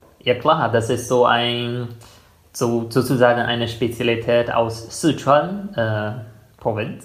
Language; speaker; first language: German; non-native, fluent; Chinese